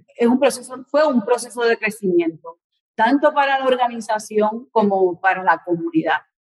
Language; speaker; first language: Spanish; native; Spanish